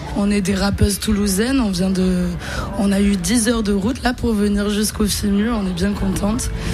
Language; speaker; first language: French; native; French